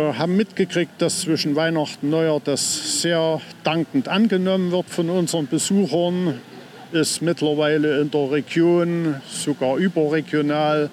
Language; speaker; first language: German; native; German